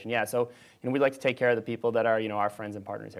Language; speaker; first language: English; native; English